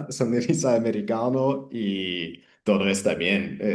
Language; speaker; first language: Spanish; non-native, fluent; English